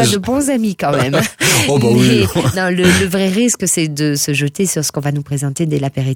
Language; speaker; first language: French; native; French